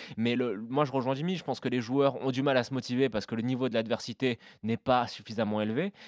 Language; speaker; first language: French; native; French